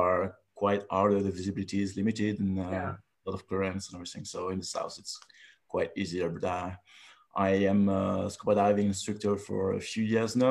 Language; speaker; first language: English; non-native, fluent; French